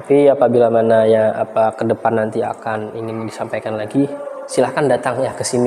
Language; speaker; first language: Indonesian; native; Indonesian